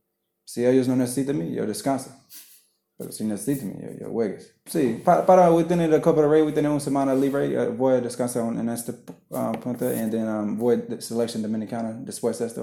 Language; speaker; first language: Spanish; non-native, learner; English